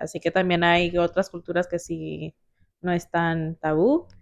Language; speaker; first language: Spanish; early bilingual, heritage; Spanish